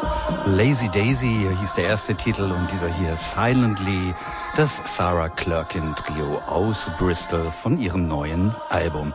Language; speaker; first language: German; native; German